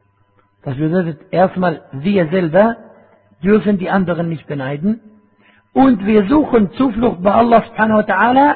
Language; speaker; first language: German; non-native, fluent; Arabic